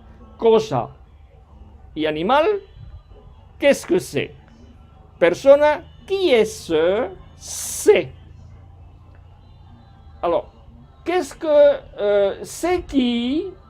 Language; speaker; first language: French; non-native, fluent; Spanish